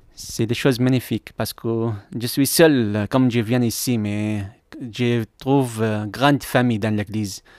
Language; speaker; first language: French; non-native, learner; Arabic